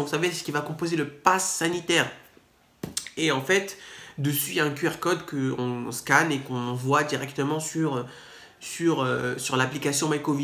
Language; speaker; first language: French; native; French